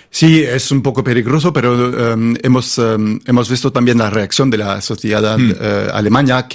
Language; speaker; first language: Spanish; non-native, fluent; German